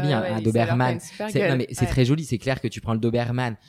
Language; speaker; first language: French; native; French